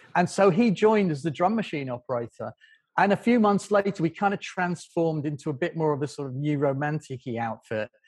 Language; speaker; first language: English; native; English